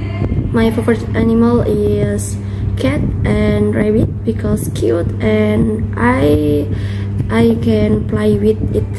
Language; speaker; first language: English; non-native, learner; Indonesian